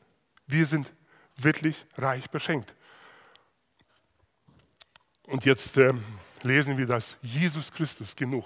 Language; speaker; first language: German; non-native, fluent; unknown